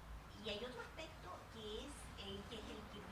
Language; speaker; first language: Spanish; native; Spanish